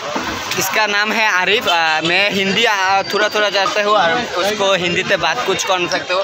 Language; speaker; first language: Hindi; non-native, learner; Bangla